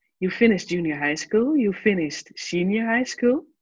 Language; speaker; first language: English; non-native, fluent; Dutch